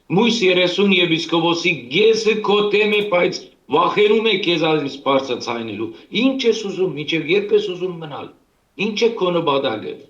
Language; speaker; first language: Armenian; early bilingual, heritage; Armenian